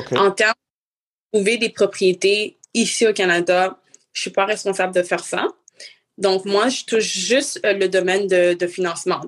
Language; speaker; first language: French; native; French